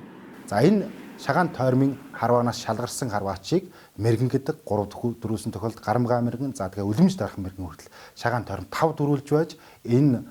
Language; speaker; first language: Mongolian; native; Mongolian